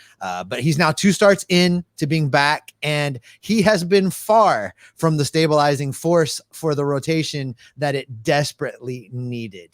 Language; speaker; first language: English; native; English